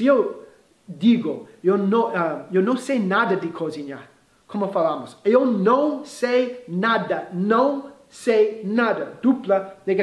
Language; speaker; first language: Portuguese; non-native, fluent; English